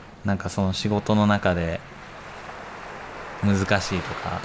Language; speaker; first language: Japanese; native; Japanese